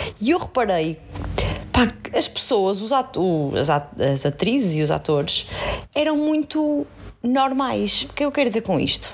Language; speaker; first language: Portuguese; native; Portuguese